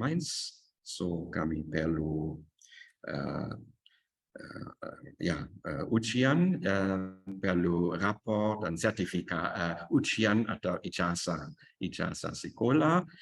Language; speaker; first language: Indonesian; non-native, fluent; German